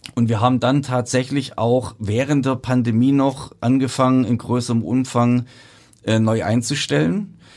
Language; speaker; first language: German; native; German